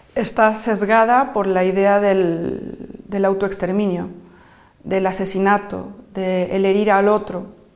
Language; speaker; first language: Spanish; native; Spanish